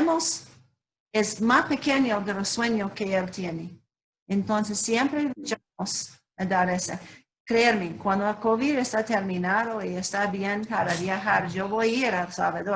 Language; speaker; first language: Spanish; non-native, learner; English